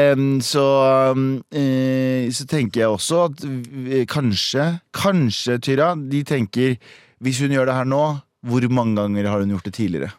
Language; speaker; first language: Norwegian; early bilingual, other home language; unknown